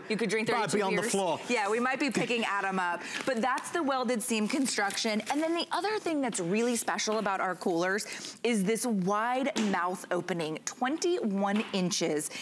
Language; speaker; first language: English; native; English